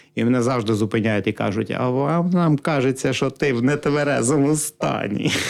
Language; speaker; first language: Ukrainian; native; Ukrainian